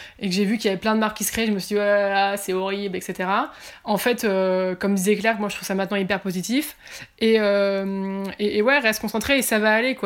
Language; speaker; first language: French; native; French